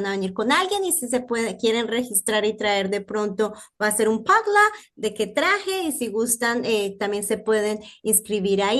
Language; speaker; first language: Spanish; native; Spanish